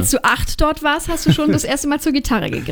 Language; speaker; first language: German; native; German